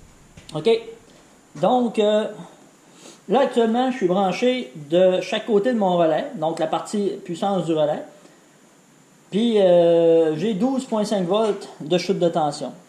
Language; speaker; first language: French; native; French